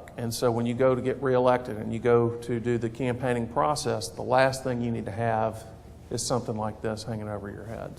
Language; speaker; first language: English; native; English